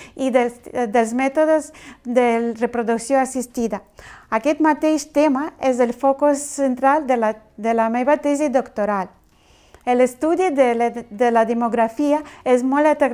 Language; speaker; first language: Catalan; non-native, learner; Russian